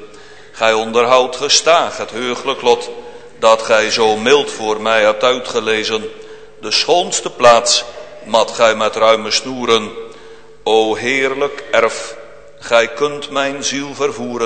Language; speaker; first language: Dutch; native; Dutch